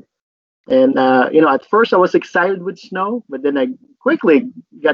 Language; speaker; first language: English; non-native, local second language; Filipino